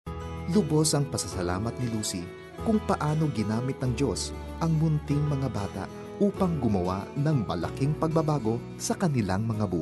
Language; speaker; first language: Filipino; native; Filipino